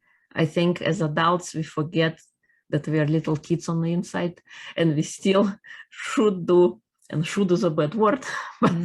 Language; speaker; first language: English; non-native, fluent; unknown